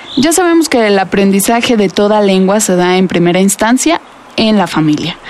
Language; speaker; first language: Spanish; native; Spanish